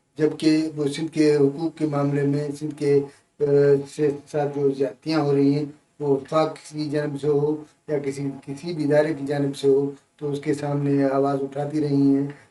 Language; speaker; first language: Urdu; non-native, local second language; Sindhi